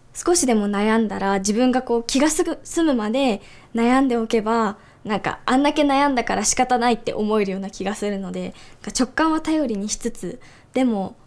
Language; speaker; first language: Japanese; native; Japanese